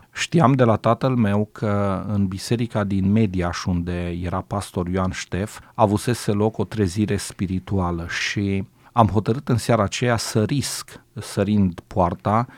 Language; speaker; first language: Romanian; native; Romanian